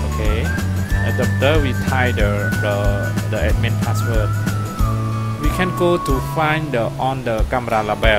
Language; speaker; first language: English; non-native, learner; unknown